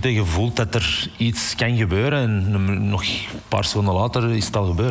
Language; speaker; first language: Dutch; native; Dutch